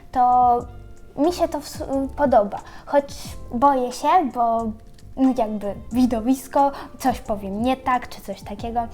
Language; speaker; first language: Polish; early bilingual, other home language; Ukrainian